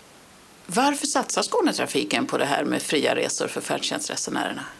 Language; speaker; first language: Swedish; native; Swedish